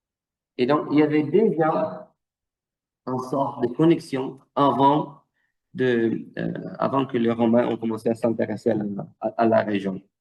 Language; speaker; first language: French; non-native, fluent; Italian